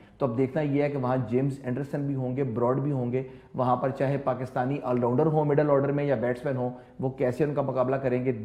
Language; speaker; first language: Urdu; native; Urdu